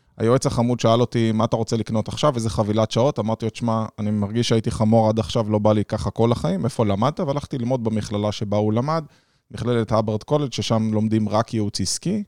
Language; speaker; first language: Hebrew; native; Hebrew